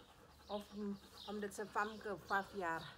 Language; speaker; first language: Dutch; non-native, learner; Indonesian